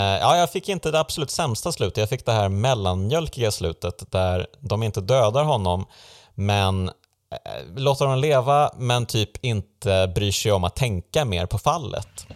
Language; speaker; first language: Swedish; native; Swedish